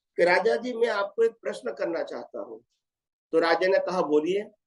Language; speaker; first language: Hindi; non-native, local second language; Gujarati